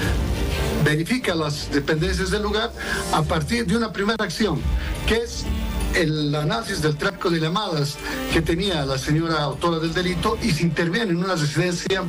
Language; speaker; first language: Spanish; native; Spanish